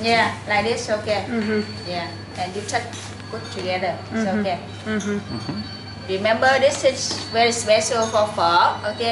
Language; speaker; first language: English; non-native, learner; Vietnamese